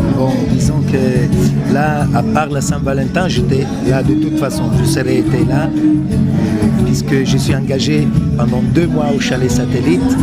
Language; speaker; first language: French; non-native, fluent; Italian